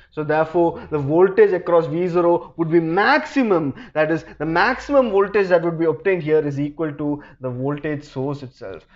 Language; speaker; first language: English; non-native, local second language; Malayalam